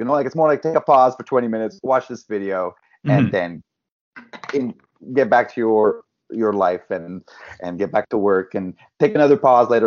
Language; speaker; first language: English; non-native, fluent; French